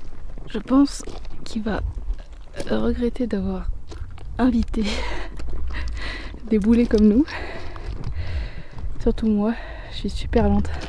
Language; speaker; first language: French; native; French